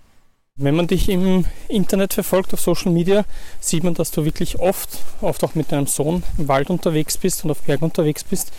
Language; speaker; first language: German; native; German